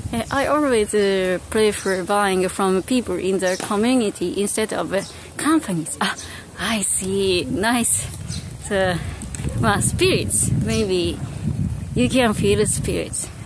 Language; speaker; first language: English; non-native, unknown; Japanese